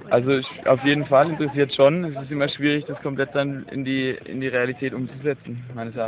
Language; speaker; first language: German; native; German